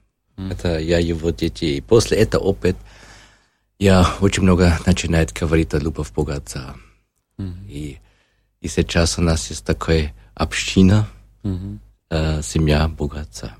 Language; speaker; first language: Russian; non-native, learner; German